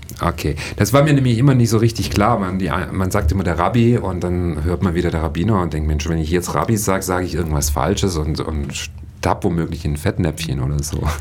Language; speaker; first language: German; native; German